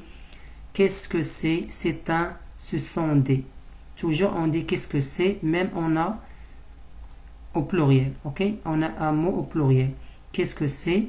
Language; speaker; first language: French; non-native, local second language; Arabic